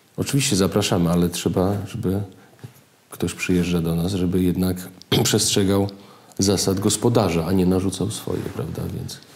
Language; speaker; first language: Polish; native; Polish